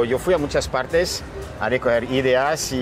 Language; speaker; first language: Spanish; non-native, fluent; French